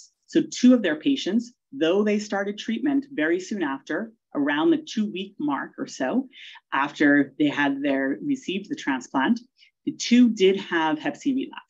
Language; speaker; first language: English; native; English